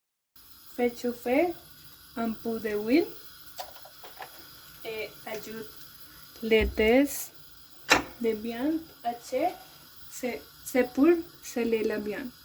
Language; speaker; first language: French; non-native, learner; Spanish